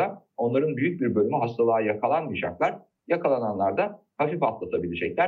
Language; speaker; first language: Turkish; native; Turkish